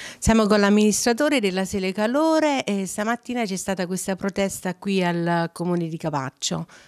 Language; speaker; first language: Italian; native; Italian